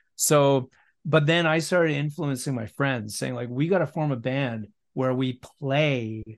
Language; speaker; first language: English; native; English